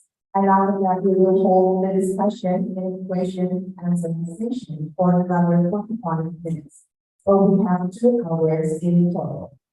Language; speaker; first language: English; non-native, fluent; Indonesian